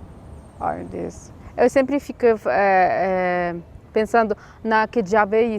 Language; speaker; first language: Portuguese; non-native, fluent; Arabic